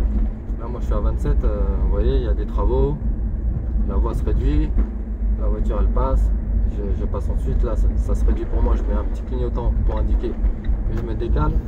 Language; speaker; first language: French; native; French